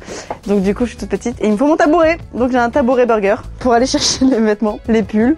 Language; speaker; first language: French; native; French